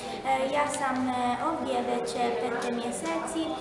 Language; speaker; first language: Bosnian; non-native, learner; Italian